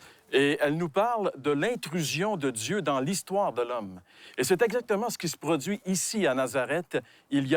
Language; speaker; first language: French; native; French